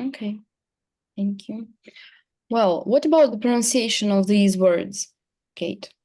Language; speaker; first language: English; non-native, fluent; Russian